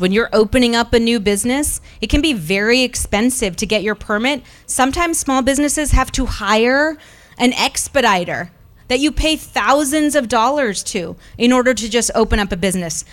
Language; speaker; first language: English; early bilingual, other home language; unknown